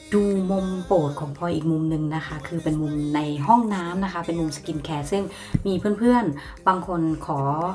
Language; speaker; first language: Thai; native; Thai